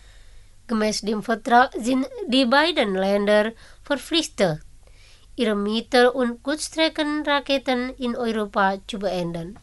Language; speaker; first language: German; non-native, fluent; Indonesian